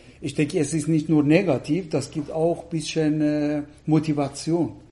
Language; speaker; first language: German; non-native, learner; Persian